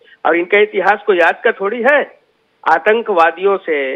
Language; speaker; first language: Hindi; native; Hindi